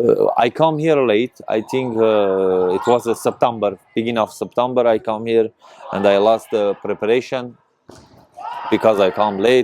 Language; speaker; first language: English; non-native, learner; Persian